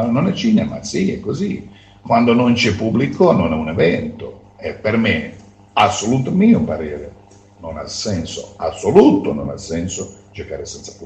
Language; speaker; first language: Italian; non-native, fluent; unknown